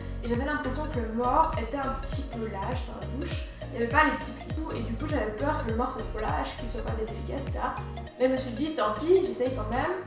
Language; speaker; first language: French; native; French